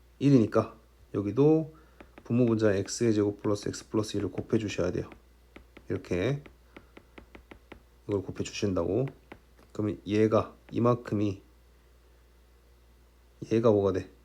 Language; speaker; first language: Korean; native; Korean